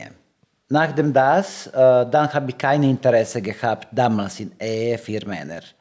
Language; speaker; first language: German; non-native, learner; Serbian